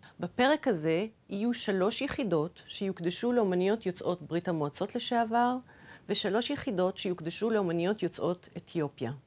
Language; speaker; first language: Hebrew; early bilingual, other home language; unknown